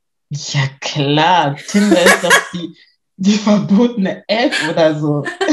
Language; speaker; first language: German; early bilingual, other home language; Lingala